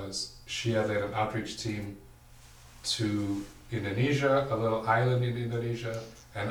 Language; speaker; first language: English; native; English